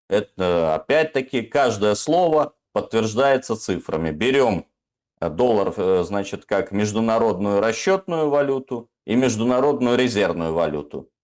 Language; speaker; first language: Russian; native; Russian